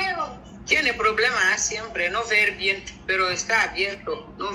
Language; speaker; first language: Spanish; non-native, learner; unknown